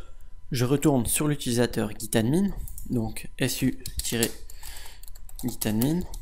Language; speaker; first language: French; native; French